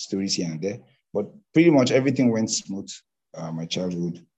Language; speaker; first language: English; non-native, local second language; Hausa